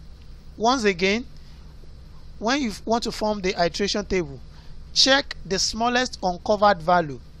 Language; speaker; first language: English; non-native, local second language; Yoruba